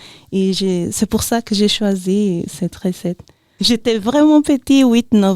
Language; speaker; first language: French; non-native, learner; Portuguese